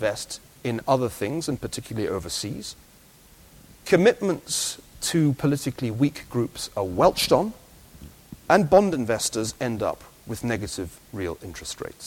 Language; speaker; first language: English; native; English